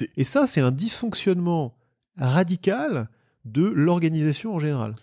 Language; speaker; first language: French; native; French